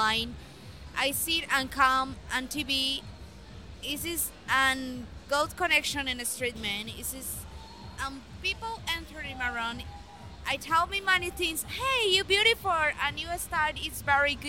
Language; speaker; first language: English; non-native, learner; Spanish